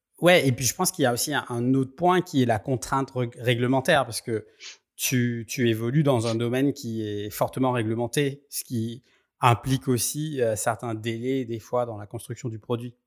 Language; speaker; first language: French; native; French